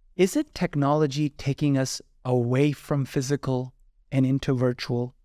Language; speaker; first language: English; non-native, local second language; Urdu